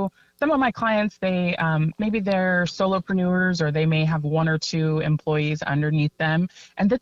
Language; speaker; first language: English; native; English